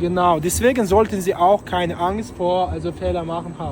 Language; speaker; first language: German; non-native, fluent; Uzbek